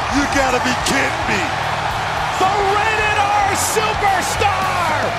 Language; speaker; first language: English; native; English